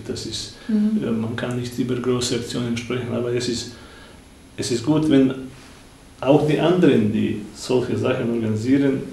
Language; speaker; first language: German; non-native, fluent; Bosnian